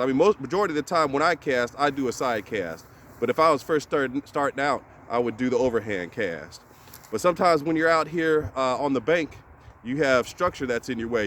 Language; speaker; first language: English; native; English